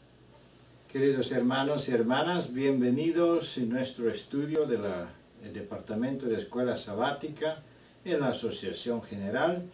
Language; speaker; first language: Spanish; non-native, fluent; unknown